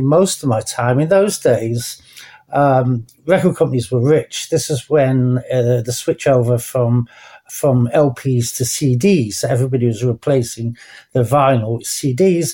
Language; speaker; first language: English; native; English